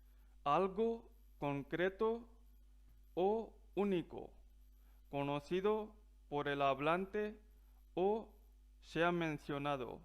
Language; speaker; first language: Spanish; non-native, fluent; Punjabi